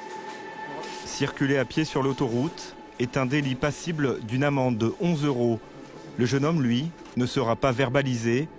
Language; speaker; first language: French; native; French